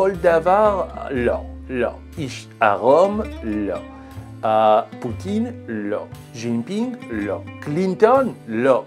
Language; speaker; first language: Hebrew; non-native, learner; Swedish